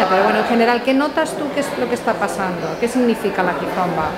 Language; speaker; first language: Spanish; native; Spanish